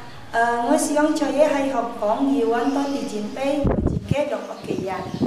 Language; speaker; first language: Cantonese; non-native, learner; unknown